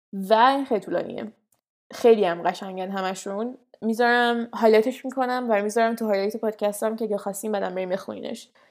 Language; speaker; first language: Persian; native; Persian